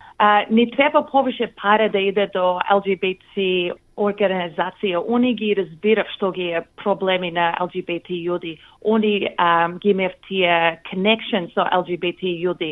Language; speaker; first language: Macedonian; early bilingual, heritage; English